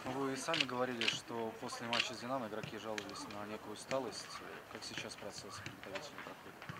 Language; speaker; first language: Russian; native; Russian